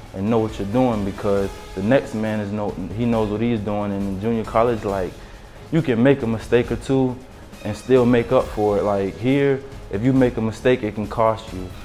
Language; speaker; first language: English; native; English